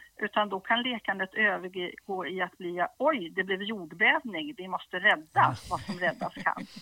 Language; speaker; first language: Swedish; native; Swedish